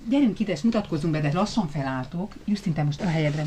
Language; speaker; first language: Hungarian; native; Hungarian